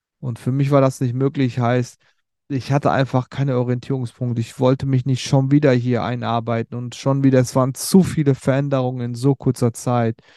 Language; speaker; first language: German; early bilingual, other home language; Turkish